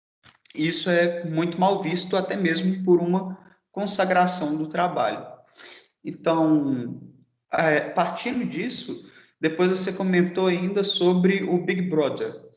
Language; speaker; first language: Portuguese; native; Portuguese